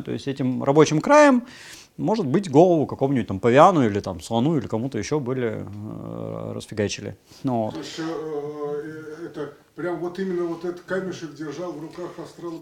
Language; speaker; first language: Russian; native; Russian